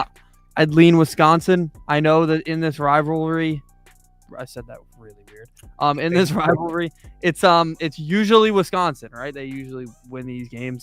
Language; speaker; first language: English; native; English